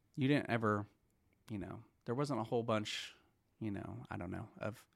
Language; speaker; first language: English; native; English